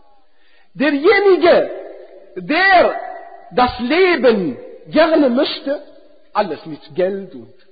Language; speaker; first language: German; non-native, fluent; Arabic